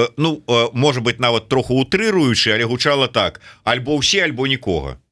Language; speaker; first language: Belarusian; native; Belarusian